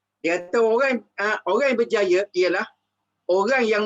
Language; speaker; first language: Malay; native; Malay